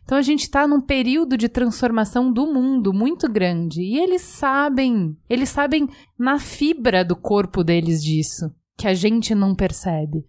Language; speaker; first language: Portuguese; native; Portuguese